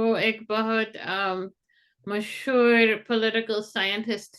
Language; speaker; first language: Hindi; non-native, fluent; English